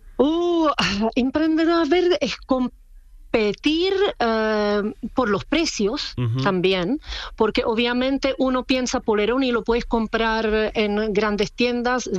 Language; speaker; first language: Spanish; non-native, fluent; Czech